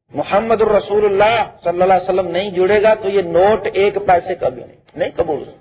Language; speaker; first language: Urdu; non-native, local second language; Punjabi